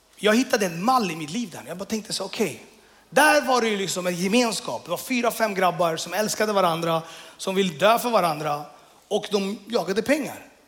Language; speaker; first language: Swedish; early bilingual, other home language; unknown